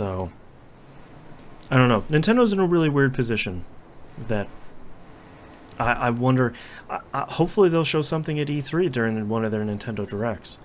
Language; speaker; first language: English; native; English